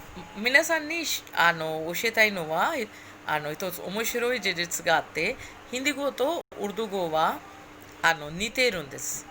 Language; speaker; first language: Japanese; non-native, fluent; Hindi